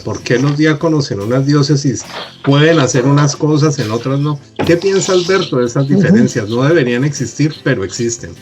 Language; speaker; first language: Spanish; native; Spanish